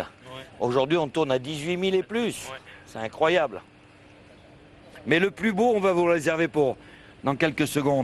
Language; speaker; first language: French; native; French